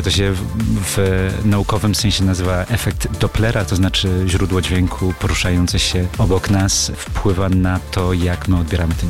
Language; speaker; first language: Polish; native; Polish